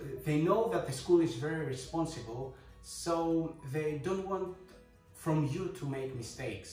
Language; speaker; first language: English; non-native, fluent; Greek